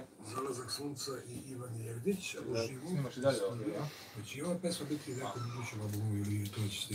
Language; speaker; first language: Serbian; native; Serbian